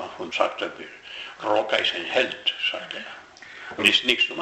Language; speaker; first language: German; non-native, fluent; Spanish